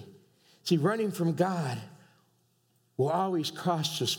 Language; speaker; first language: English; native; English